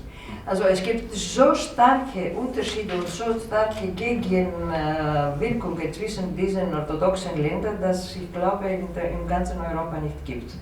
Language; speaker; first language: German; non-native, fluent; Greek